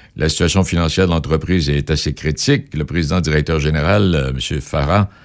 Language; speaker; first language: French; native; French